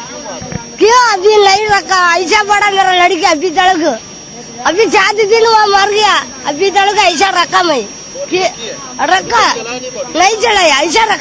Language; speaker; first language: Hindi; non-native, local second language; Tamil